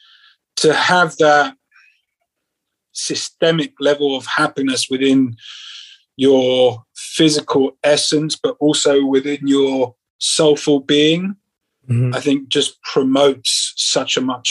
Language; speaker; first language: English; native; English